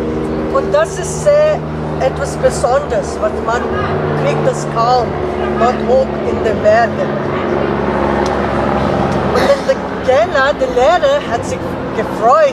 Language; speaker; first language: German; non-native, learner; Tibetan